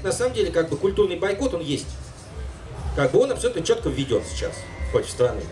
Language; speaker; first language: Russian; native; Russian